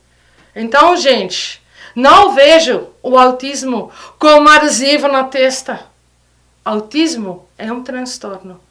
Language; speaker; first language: Portuguese; non-native, fluent; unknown